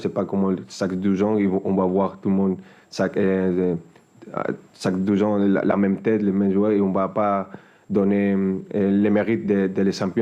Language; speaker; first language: French; non-native, fluent; Spanish